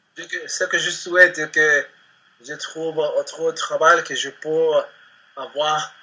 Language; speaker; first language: French; non-native, learner; Spanish